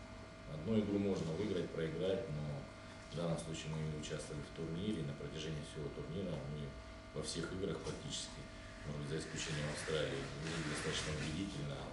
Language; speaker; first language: Russian; native; Russian